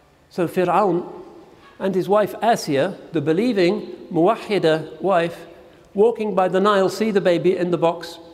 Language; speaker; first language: English; native; English